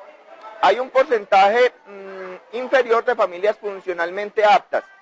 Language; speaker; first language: Spanish; native; Spanish